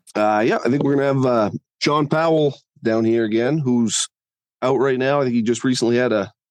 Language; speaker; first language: English; native; English